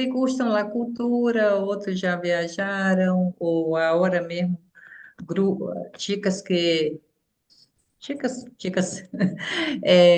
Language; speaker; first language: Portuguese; non-native, fluent; Spanish